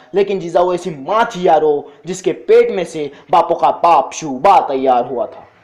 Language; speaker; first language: Hindi; non-native, local second language; Marathi